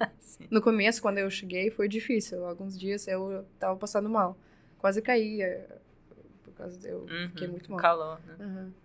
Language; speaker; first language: Portuguese; non-native, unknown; Russian